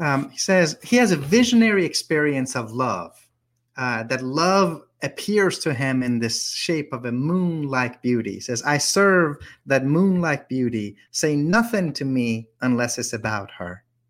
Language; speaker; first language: English; native; English